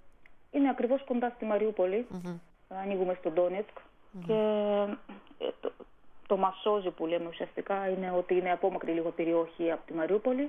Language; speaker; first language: Greek; non-native, fluent; Armenian